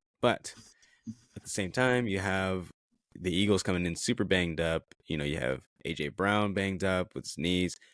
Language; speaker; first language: English; native; English